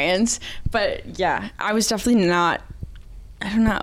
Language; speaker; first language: English; native; English